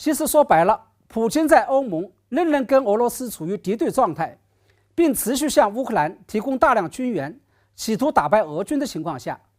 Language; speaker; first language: Chinese; native; Chinese